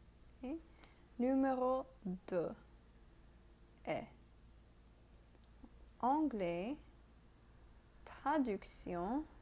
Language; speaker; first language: French; non-native, fluent; English